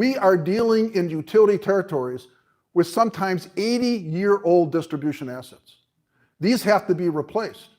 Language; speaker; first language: English; native; English